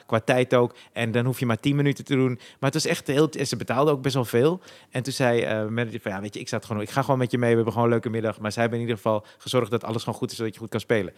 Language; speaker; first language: Dutch; native; Dutch